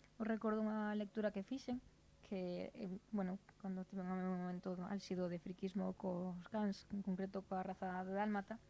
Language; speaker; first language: Galician; non-native, local second language; Spanish